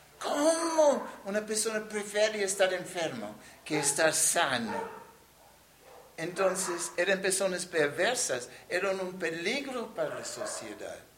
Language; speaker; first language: Spanish; non-native, fluent; English